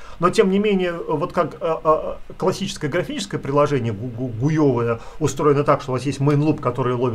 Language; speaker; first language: Russian; native; Russian